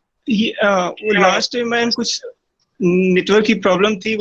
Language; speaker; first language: Hindi; native; Hindi